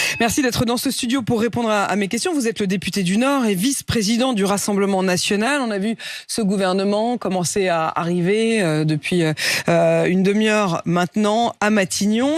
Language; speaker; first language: French; native; French